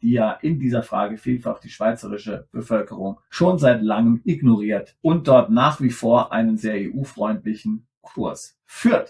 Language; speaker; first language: German; native; German